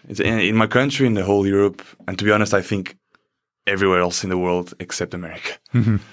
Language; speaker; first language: English; non-native, fluent; Portuguese